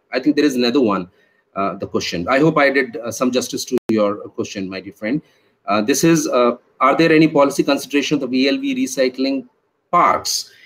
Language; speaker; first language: English; non-native, local second language; Hindi